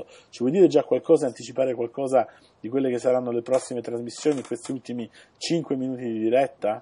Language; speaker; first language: Italian; native; Italian